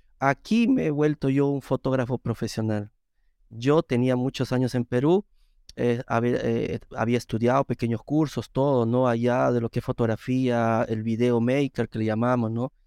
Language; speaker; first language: Spanish; native; Spanish